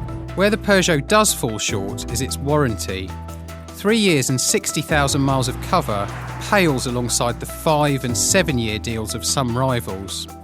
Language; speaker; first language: English; native; English